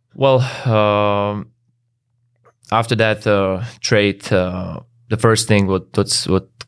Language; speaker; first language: English; non-native, fluent; Czech